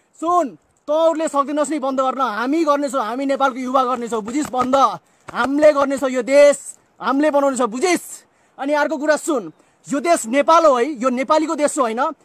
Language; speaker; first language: Nepali; native; Nepali